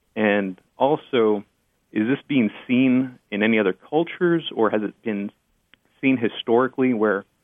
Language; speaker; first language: English; early bilingual, other home language; Spanish